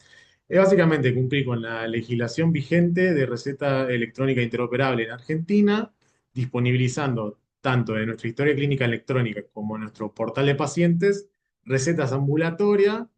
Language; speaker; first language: Spanish; native; Spanish